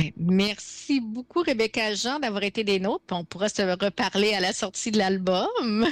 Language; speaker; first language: French; native; French